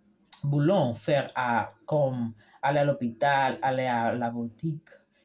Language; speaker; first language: French; non-native, learner; Spanish